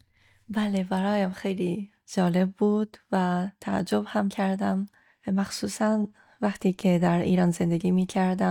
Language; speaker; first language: Persian; non-native, fluent; Japanese